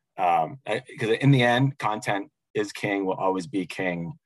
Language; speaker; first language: English; native; English